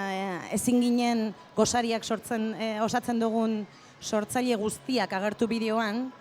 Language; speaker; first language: Basque; native; Basque